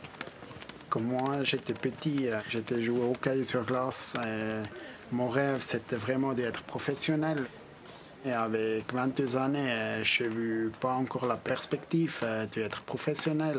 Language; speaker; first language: French; non-native, local second language; German